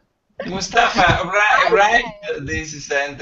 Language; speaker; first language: English; non-native, learner; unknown